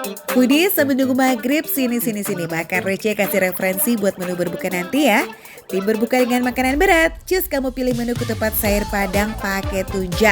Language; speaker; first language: Indonesian; native; Indonesian